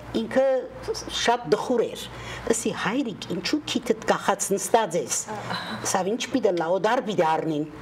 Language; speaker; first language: Armenian; native; Armenian